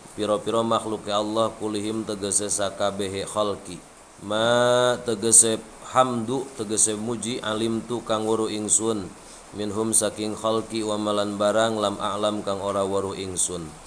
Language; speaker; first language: Javanese; non-native, local second language; Sundanese